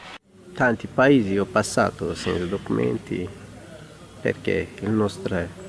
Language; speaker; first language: Italian; non-native, learner; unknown